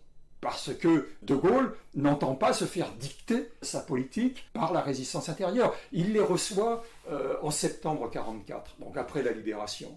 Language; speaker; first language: French; native; French